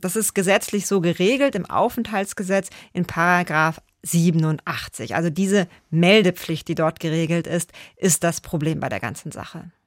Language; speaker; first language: German; native; German